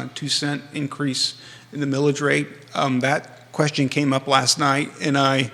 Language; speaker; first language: English; native; English